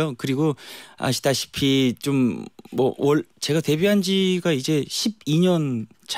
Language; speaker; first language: Korean; native; Korean